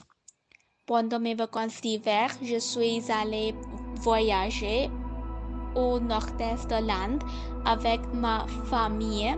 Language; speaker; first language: French; non-native, learner; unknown